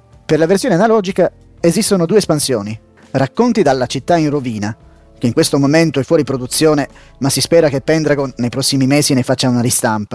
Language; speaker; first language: Italian; native; Italian